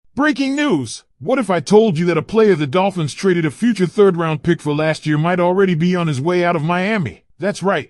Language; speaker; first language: English; native; English